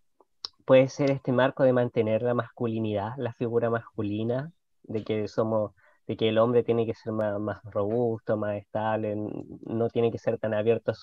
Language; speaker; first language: Spanish; native; Spanish